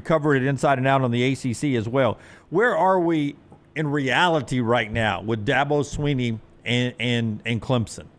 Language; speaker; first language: English; native; English